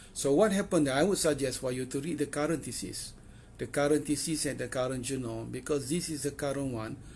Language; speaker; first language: English; non-native, local second language; Malay